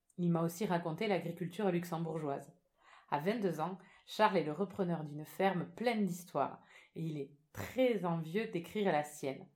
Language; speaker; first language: French; native; French